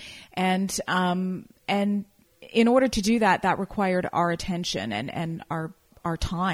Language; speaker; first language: English; native; English